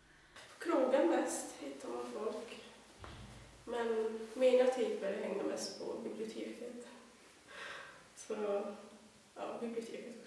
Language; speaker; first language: Swedish; non-native, learner; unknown